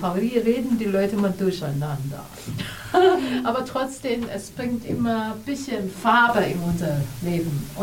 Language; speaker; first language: German; non-native, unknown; Chinese